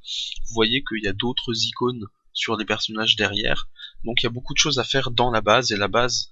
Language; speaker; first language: French; native; French